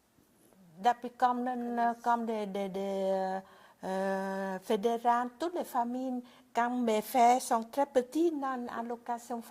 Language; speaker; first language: French; non-native, learner; Vietnamese